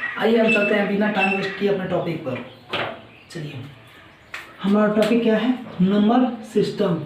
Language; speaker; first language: Hindi; native; Hindi